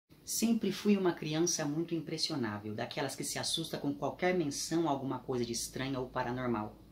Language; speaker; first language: Portuguese; native; Portuguese